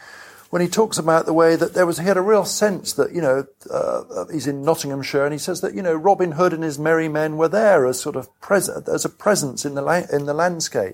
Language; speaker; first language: English; native; English